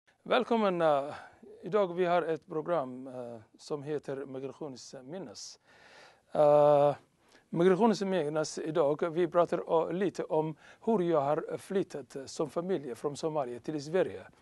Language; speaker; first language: Swedish; non-native, learner; Somali